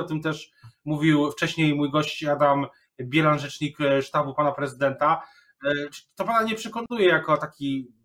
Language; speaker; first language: Polish; native; Polish